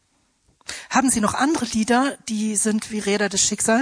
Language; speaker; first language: German; native; German